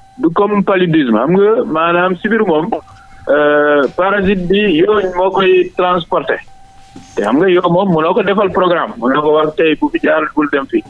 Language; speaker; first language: Wolof; non-native, local second language; Fula